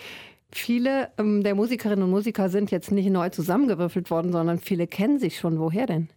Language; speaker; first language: German; native; German